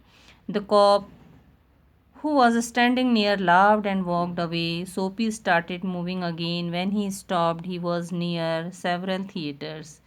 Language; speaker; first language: English; non-native, local second language; Hindi